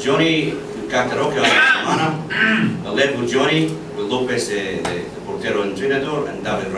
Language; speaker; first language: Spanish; non-native, learner; English